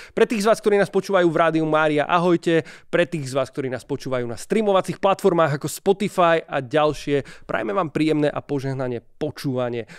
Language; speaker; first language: Slovak; native; Slovak